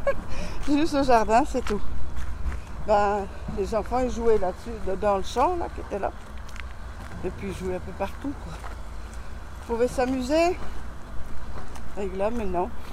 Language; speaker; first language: French; native; French